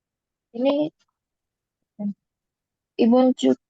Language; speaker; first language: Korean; non-native, learner; Indonesian